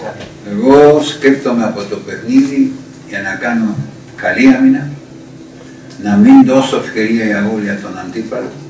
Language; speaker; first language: Greek; non-native, learner; Spanish